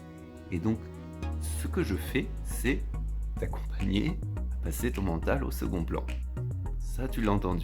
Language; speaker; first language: French; native; French